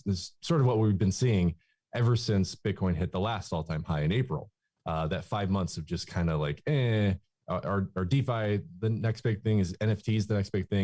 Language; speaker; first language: English; native; English